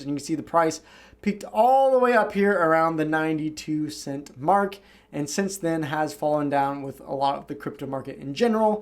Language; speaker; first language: English; native; English